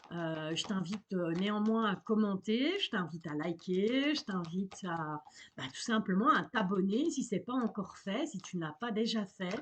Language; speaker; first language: French; native; French